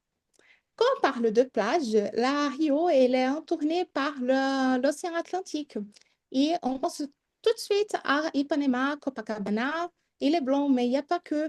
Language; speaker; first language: French; non-native, fluent; Portuguese